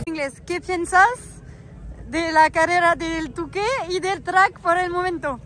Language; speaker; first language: Spanish; non-native, fluent; French